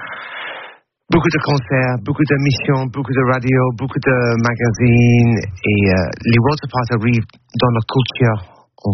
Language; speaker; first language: French; non-native, learner; English